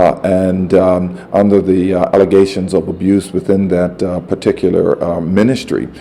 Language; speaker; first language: English; native; English